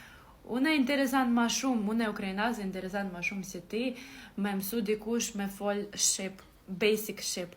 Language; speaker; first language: Albanian; non-native, learner; Ukrainian